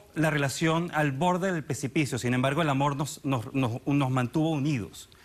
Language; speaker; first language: Spanish; native; Spanish